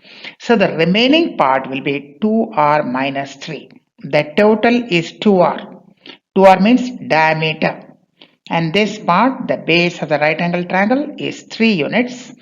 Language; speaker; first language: English; non-native, local second language; Bangla